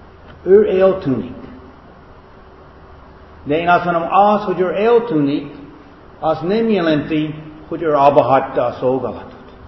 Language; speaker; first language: Hungarian; non-native, fluent; English